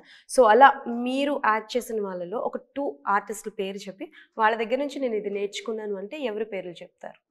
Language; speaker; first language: Telugu; native; Telugu